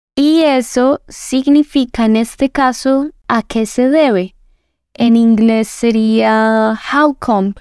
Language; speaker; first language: Spanish; native; Spanish